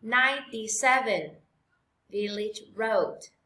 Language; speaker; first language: English; non-native, fluent; Vietnamese